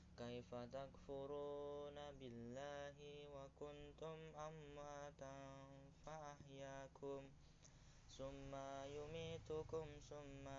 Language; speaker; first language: Arabic; non-native, learner; Indonesian